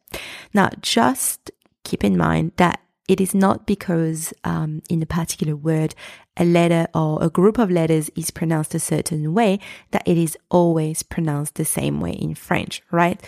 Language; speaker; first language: English; non-native, fluent; French